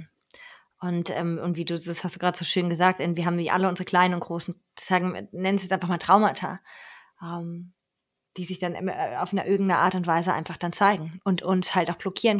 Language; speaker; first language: German; native; German